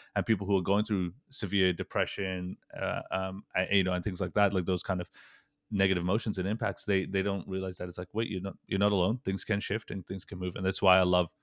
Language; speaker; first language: English; early bilingual, other home language; Urdu